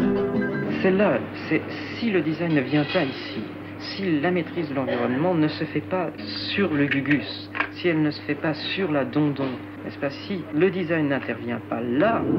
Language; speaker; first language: French; native; French